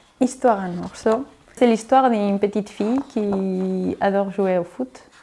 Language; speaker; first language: French; non-native, fluent; Spanish